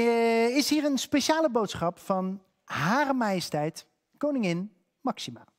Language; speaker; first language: Dutch; native; Dutch